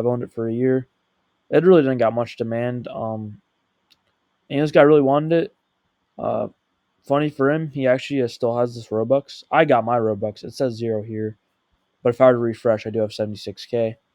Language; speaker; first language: English; native; English